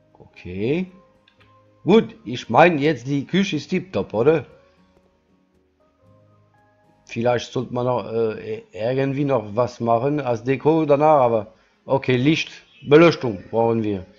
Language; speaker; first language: German; non-native, learner; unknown